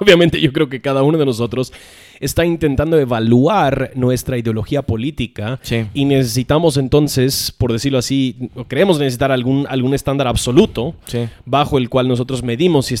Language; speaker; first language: Spanish; non-native, fluent; English